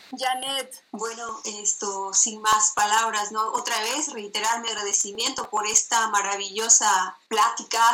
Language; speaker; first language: Spanish; native; Spanish